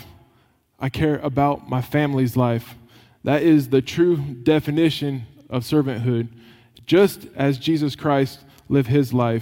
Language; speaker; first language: English; native; English